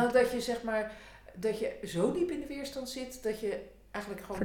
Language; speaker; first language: Dutch; native; Dutch